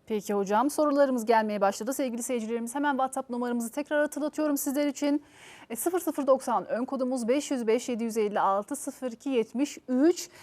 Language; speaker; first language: Turkish; native; Turkish